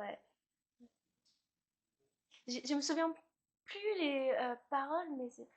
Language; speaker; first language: French; non-native, learner; Chinese